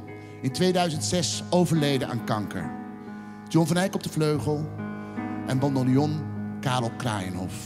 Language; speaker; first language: Dutch; native; Dutch